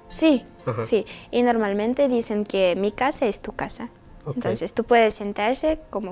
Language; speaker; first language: Spanish; non-native, learner; Russian